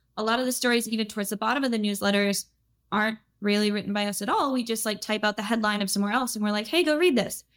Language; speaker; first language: English; native; English